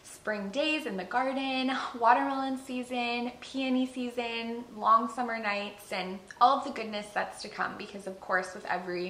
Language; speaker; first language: English; native; English